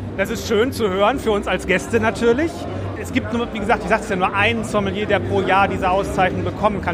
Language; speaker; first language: German; native; German